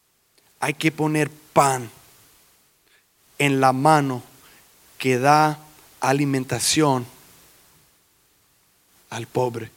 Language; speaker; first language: Spanish; early bilingual, heritage; English